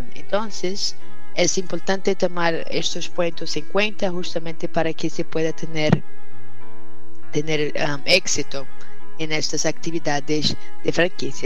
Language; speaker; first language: Spanish; non-native, fluent; Portuguese